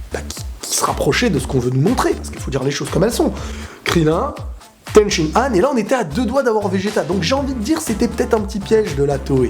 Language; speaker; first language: French; native; French